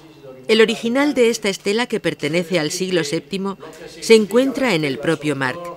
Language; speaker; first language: Spanish; native; Spanish